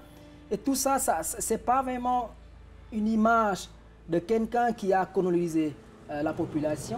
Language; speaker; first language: French; non-native, fluent; Vietnamese